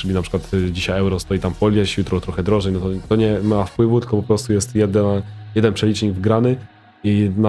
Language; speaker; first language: Polish; native; Polish